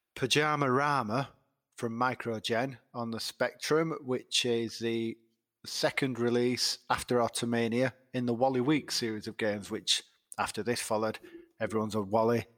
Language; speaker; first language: English; native; English